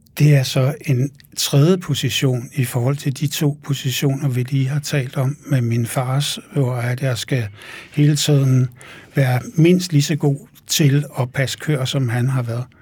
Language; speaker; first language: Danish; native; Danish